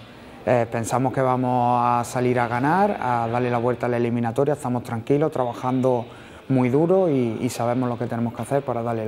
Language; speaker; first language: Spanish; native; Spanish